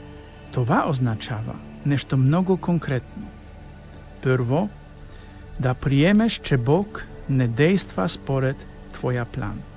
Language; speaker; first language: Bulgarian; non-native, fluent; Polish